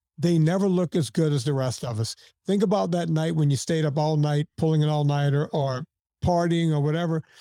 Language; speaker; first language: English; native; English